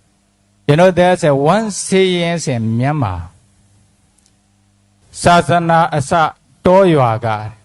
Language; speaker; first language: English; non-native, fluent; Burmese